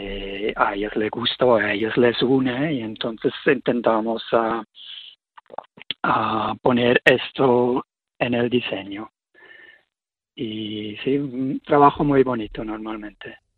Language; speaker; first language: Spanish; non-native, fluent; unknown